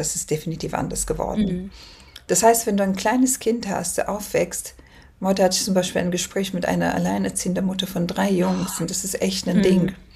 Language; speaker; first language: German; non-native, fluent; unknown